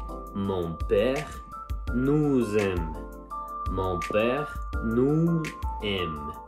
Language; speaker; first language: French; non-native, fluent; Spanish